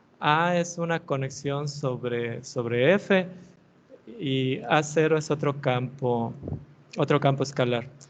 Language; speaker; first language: Spanish; native; Spanish